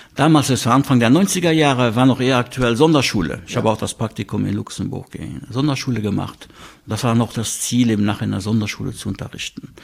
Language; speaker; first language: German; non-native, local second language; Luxembourgish